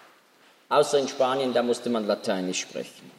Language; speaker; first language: German; native; German